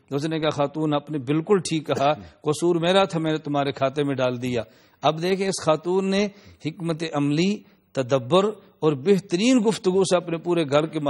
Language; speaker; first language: Urdu; non-native, local second language; Punjabi